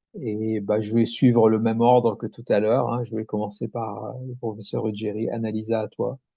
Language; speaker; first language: French; native; French